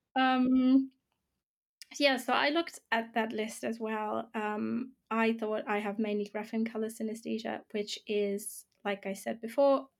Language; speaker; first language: English; non-native, fluent; German